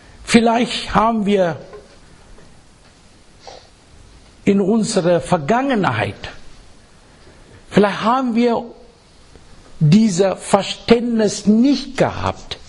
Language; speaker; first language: German; non-native, learner; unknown